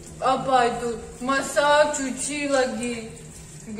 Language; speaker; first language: Indonesian; non-native, learner; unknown